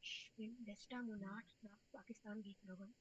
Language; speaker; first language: German; non-native, learner; Urdu